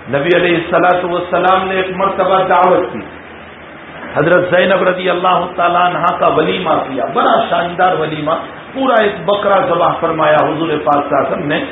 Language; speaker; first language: Urdu; non-native, local second language; Gujarati